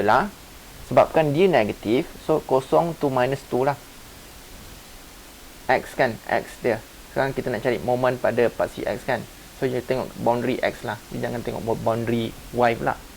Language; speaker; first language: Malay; native; Malay